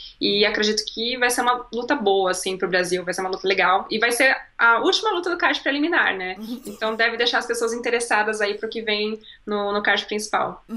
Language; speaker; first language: Portuguese; native; Portuguese